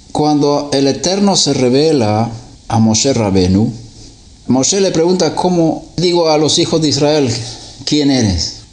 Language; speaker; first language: Spanish; non-native, fluent; Swedish